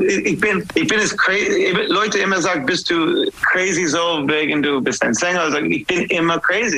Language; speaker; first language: German; non-native, fluent; English